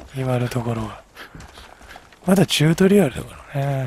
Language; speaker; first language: Japanese; native; Japanese